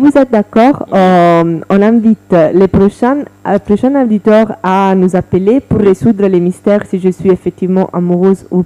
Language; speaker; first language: French; non-native, fluent; Italian